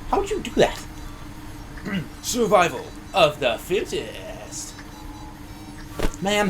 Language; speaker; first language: English; native; English